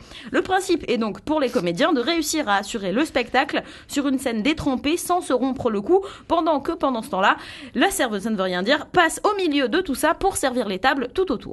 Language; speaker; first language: French; native; French